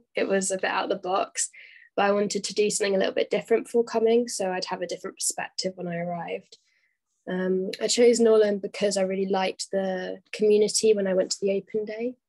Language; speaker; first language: English; native; English